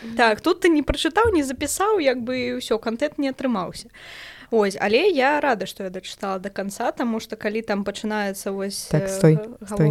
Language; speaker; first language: Belarusian; non-native, local second language; Russian